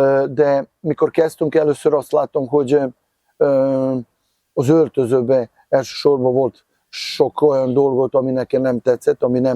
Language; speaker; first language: Hungarian; non-native, fluent; Serbian